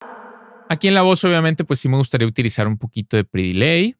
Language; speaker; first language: Spanish; native; Spanish